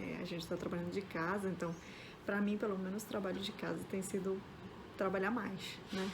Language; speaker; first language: Portuguese; early bilingual, other home language; Spanish